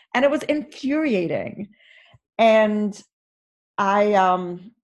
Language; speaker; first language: English; native; English